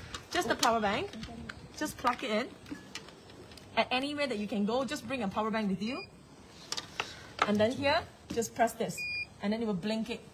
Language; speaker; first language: English; non-native, local second language; Chinese